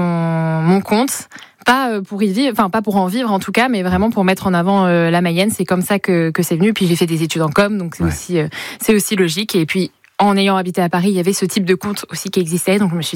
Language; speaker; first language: French; native; French